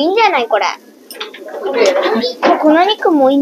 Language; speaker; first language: Japanese; early bilingual, heritage; Japanese